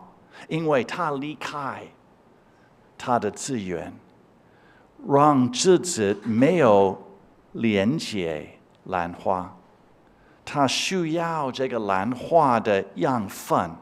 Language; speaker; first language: Chinese; non-native, fluent; English